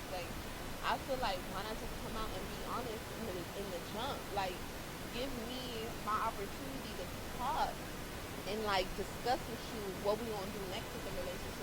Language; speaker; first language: English; native; English